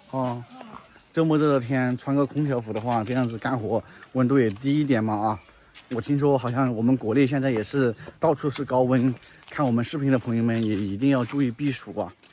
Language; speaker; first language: Chinese; native; Chinese